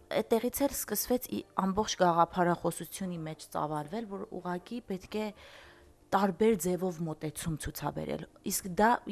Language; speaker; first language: Armenian; early bilingual, heritage; Armenian